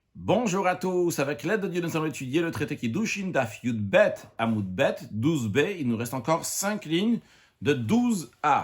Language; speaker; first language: French; native; French